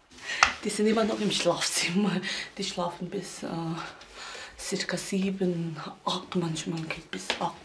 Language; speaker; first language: German; non-native, local second language; Tibetan